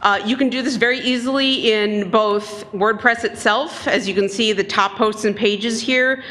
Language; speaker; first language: English; native; English